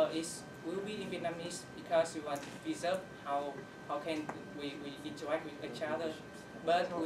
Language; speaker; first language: English; non-native, learner; Vietnamese